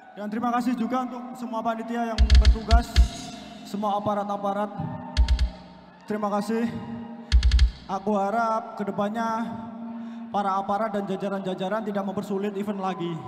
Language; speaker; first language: Indonesian; non-native, local second language; Javanese